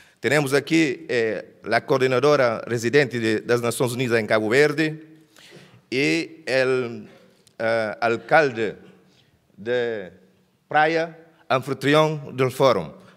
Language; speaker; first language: Portuguese; non-native, local second language; Kabuverdianu